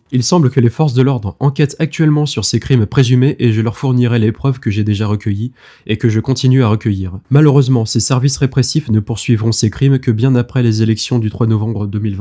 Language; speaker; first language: French; native; French